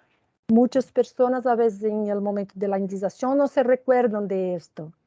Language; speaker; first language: Spanish; non-native, fluent; Portuguese